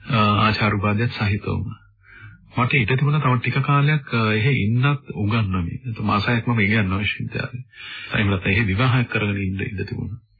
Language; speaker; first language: Sinhala; native; Sinhala